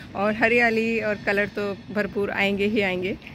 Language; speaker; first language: Hindi; native; Hindi